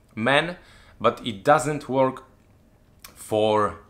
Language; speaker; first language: English; non-native, fluent; Polish